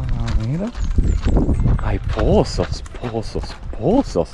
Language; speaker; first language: Spanish; non-native, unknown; Japanese